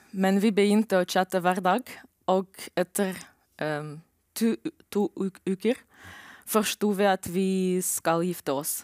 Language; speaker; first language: Norwegian; non-native, learner; Romanian